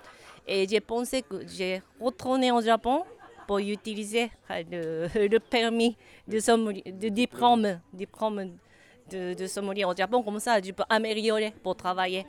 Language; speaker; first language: French; non-native, learner; Japanese